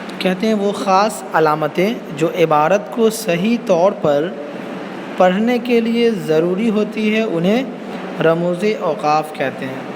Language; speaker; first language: Urdu; native; Urdu